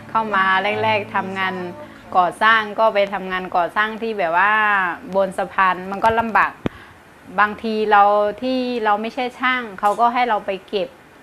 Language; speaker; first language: Thai; non-native, fluent; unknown